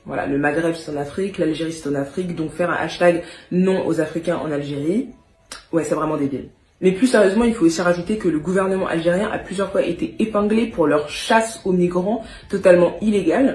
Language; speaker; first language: French; native; French